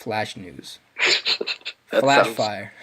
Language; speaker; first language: English; native; English